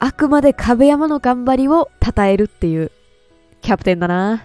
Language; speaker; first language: Japanese; native; Japanese